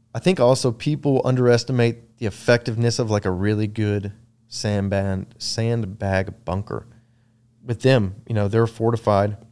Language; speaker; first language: English; native; English